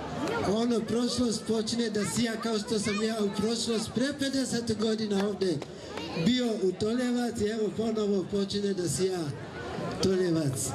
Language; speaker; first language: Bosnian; non-native, fluent; Swahili